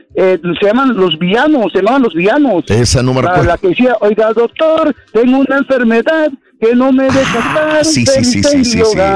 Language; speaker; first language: Spanish; early bilingual, heritage; Spanish